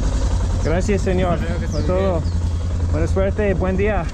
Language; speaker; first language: Spanish; non-native, learner; English